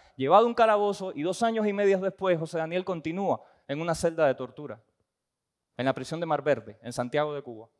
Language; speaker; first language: Spanish; native; Spanish